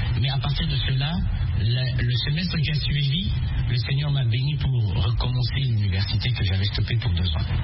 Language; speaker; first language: French; non-native, local second language; Swahili